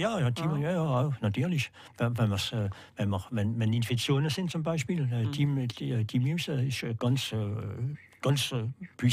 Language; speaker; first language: German; non-native, learner; French